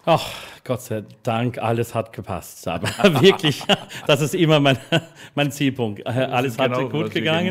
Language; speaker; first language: German; non-native, fluent; English